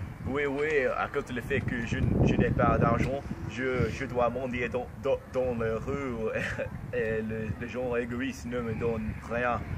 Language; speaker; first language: French; non-native, learner; English